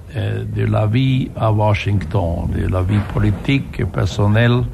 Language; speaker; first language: French; non-native, fluent; German